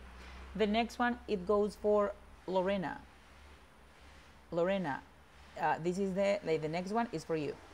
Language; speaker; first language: English; non-native, fluent; Spanish